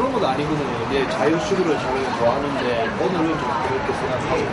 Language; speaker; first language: Korean; early bilingual, heritage; Japanese